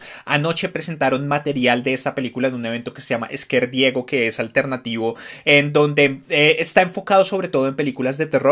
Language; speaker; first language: Spanish; native; Spanish